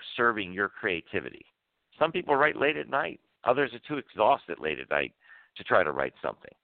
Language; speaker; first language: English; native; English